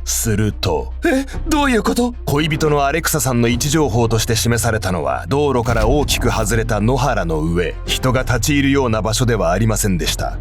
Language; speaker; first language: Japanese; native; Japanese